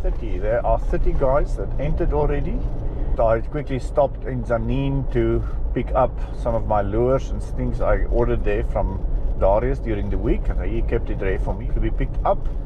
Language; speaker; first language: English; non-native, local second language; Afrikaans